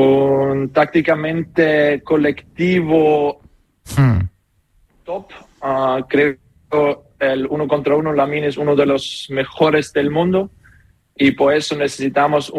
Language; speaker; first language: Spanish; non-native, learner; German